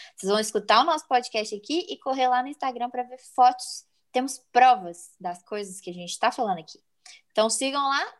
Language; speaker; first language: Portuguese; native; Portuguese